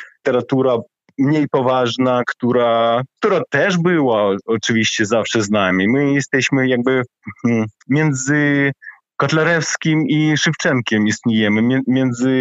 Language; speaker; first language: Polish; non-native, fluent; Ukrainian